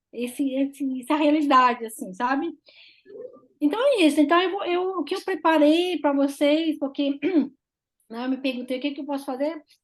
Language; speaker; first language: Portuguese; non-native, fluent; French